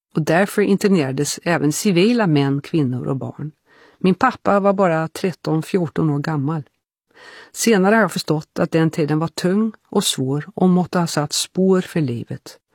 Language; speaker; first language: Swedish; early bilingual, heritage; Swedish